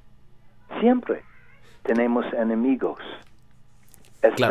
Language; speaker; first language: Spanish; non-native, learner; English